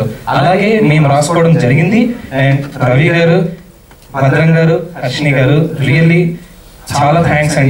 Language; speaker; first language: Telugu; native; Telugu